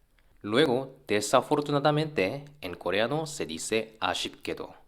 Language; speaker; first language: Spanish; non-native, fluent; Korean